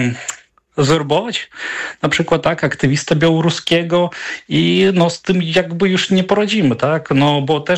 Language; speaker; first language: Polish; non-native, fluent; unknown